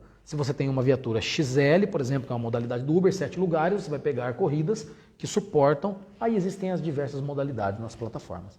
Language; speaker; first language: Portuguese; native; Portuguese